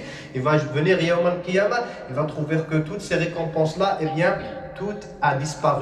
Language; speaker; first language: French; non-native, local second language; Arabic